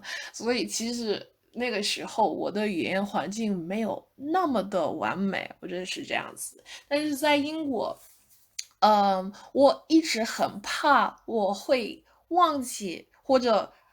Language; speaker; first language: Chinese; non-native, fluent; English